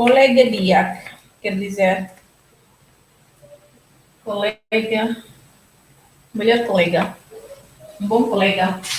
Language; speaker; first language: Portuguese; non-native, local second language; Tetum